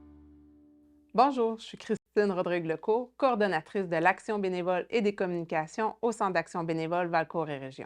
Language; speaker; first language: French; native; French